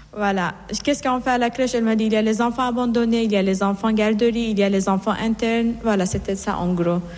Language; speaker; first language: French; non-native, fluent; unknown